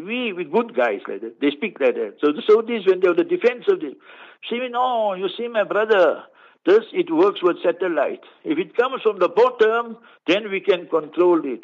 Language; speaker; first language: English; early bilingual, other home language; Urdu